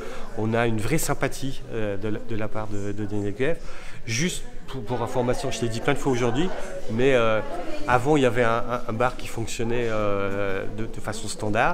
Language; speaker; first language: French; native; French